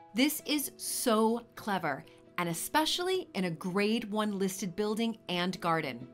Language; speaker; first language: English; native; English